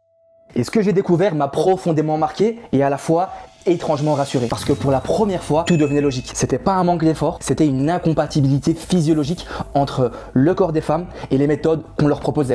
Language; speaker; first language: French; native; French